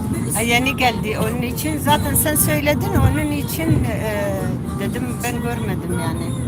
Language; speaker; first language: Turkish; non-native, local second language; Kurdish